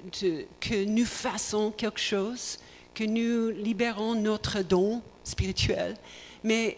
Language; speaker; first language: French; non-native, learner; English